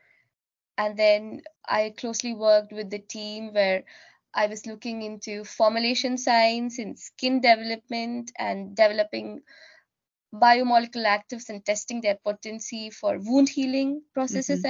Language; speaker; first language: English; non-native, local second language; Malayalam